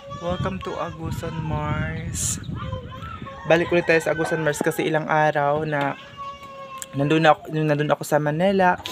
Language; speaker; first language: Filipino; non-native, local second language; Cebuano